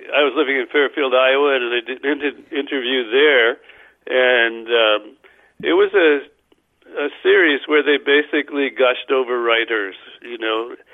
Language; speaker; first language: English; native; English